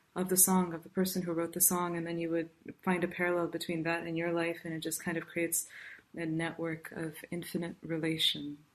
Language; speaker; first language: English; non-native, local second language; Tamil